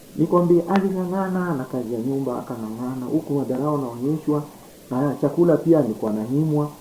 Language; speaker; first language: Swahili; non-native, local second language; Luo (Kenya and Tanzania)